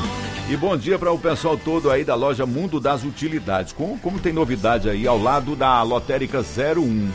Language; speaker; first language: Portuguese; native; Portuguese